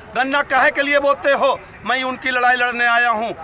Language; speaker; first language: Hindi; native; Hindi